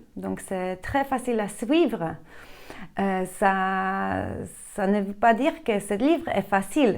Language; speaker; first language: French; non-native, fluent; Polish